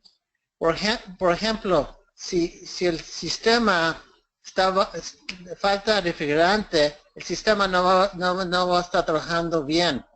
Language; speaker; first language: Spanish; early bilingual, heritage; English